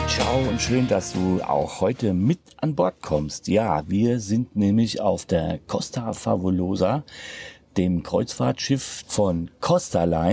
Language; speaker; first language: German; native; German